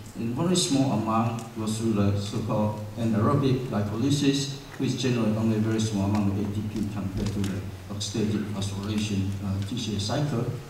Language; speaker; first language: English; non-native, fluent; Chinese